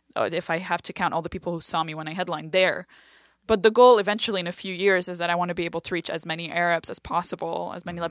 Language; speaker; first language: English; non-native, fluent; French